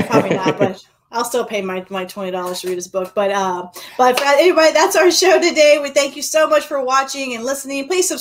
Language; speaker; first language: English; native; English